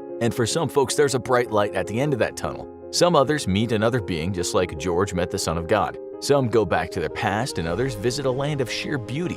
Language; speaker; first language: English; native; English